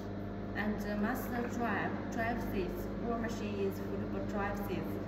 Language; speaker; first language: English; non-native, learner; Chinese